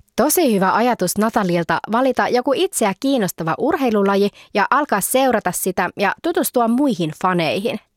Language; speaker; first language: Finnish; early bilingual, heritage; Finnish